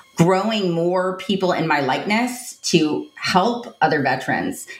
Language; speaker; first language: English; native; English